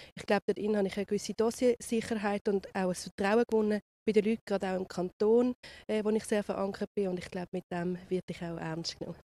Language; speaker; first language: German; native; German